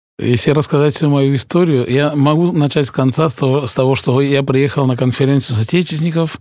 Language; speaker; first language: Russian; early bilingual, heritage; Russian